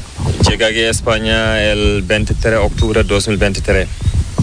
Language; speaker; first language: Spanish; non-native, learner; Fula